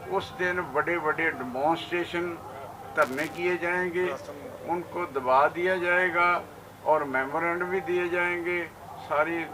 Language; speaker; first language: Hindi; non-native, local second language; Punjabi